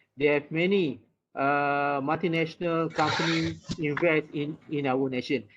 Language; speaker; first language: English; non-native, local second language; Malay